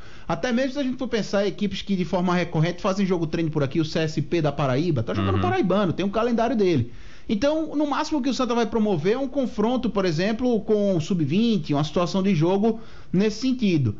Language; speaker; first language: Portuguese; native; Portuguese